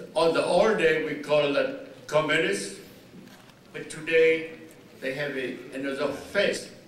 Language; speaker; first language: English; non-native, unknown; Vietnamese